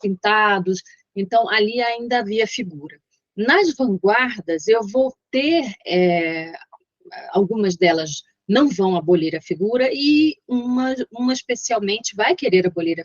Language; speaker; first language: Portuguese; native; Portuguese